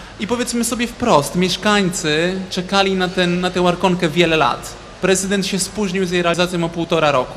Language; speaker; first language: Polish; native; Polish